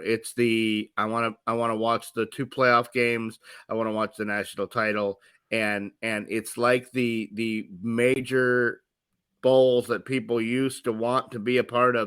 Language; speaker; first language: English; native; English